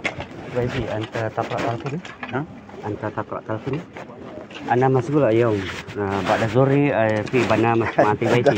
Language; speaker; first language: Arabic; non-native, learner; Malay